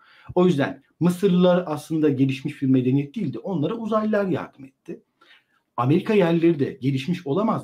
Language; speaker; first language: Turkish; native; Turkish